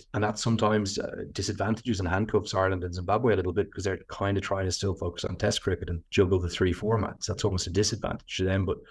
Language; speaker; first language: English; native; English